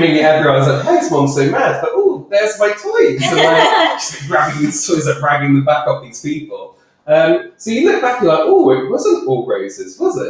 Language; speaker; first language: English; native; English